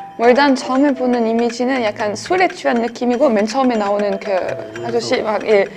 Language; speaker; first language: Korean; non-native, fluent; French